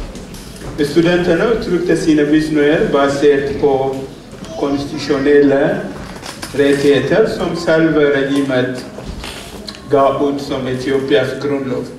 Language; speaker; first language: Norwegian; non-native, fluent; Oromo